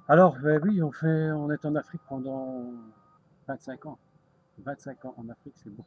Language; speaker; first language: French; native; French